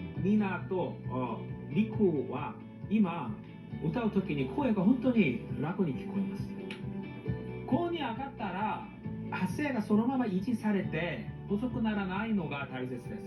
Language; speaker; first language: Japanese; non-native, learner; Korean